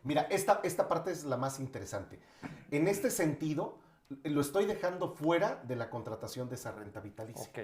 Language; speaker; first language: Spanish; native; Spanish